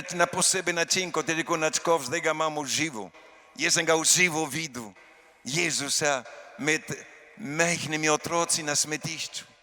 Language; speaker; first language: Slovenian; early bilingual, heritage; Slovenian